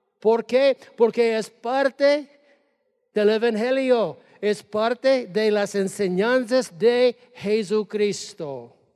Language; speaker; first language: Spanish; non-native, fluent; English